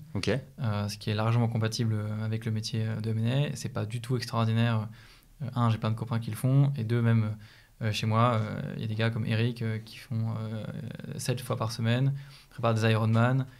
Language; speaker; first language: French; native; French